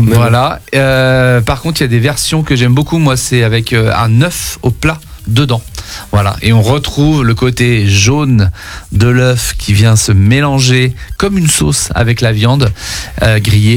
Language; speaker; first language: French; native; French